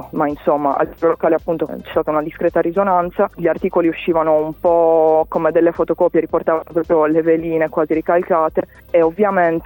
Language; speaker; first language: Italian; native; Italian